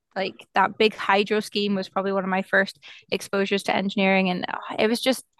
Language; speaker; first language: English; native; English